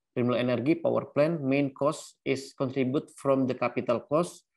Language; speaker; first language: English; non-native, learner; Indonesian